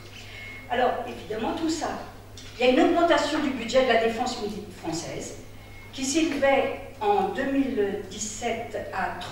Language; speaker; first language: French; native; French